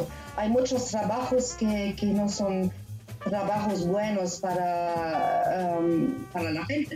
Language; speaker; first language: Spanish; non-native, learner; German